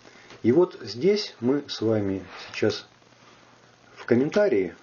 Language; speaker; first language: Russian; native; Russian